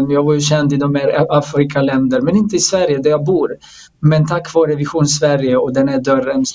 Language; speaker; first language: Swedish; non-native, fluent; Croatian